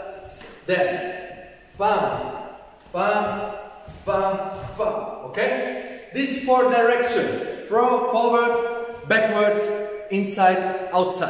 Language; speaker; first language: English; non-native, learner; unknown